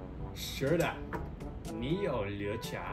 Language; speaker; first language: Chinese; non-native, learner; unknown